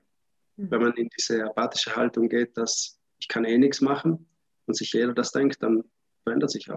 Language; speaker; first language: German; native; German